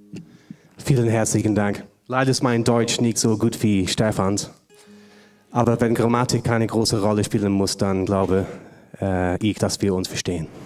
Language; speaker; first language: German; non-native, fluent; English